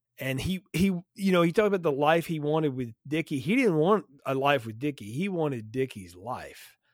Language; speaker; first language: English; native; English